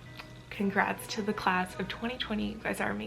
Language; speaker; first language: English; native; English